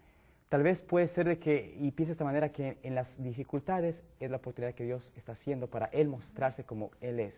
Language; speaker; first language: Spanish; native; Spanish